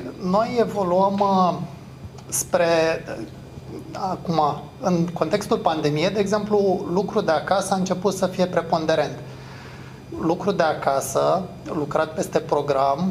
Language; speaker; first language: Romanian; native; Romanian